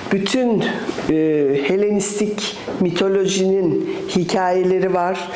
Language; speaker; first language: Turkish; early bilingual, other home language; English